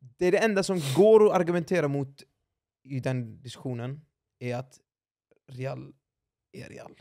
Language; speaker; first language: Swedish; early bilingual, other home language; Arabic